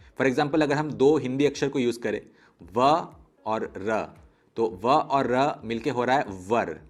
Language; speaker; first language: Hindi; native; Hindi